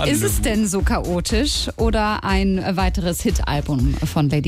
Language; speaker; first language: German; native; German